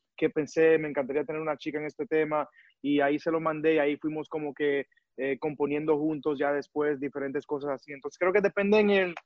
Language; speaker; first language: Spanish; early bilingual, heritage; Spanish